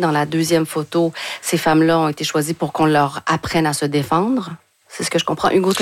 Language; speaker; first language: French; native; French